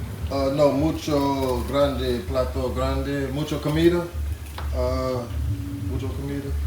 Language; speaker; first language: Spanish; non-native, learner; English